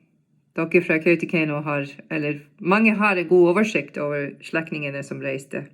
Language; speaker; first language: Norwegian; non-native, fluent; English